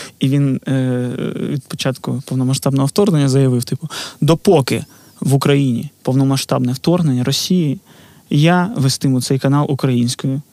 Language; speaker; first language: Ukrainian; non-native, local second language; Russian